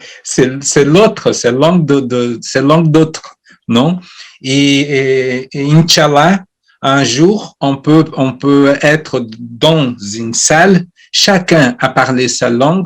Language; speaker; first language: French; non-native, fluent; Portuguese